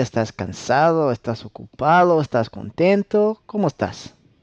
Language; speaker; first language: Spanish; non-native, fluent; English